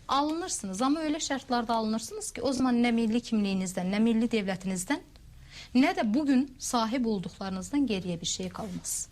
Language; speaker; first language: Turkish; native; Turkish